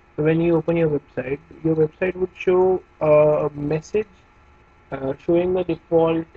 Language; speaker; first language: English; non-native, local second language; Hindi